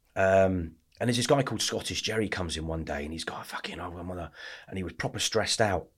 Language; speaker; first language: English; native; English